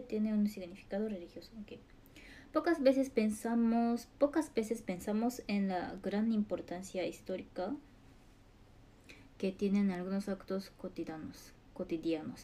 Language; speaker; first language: Spanish; non-native, learner; Japanese